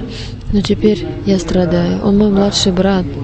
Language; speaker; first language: Russian; non-native, learner; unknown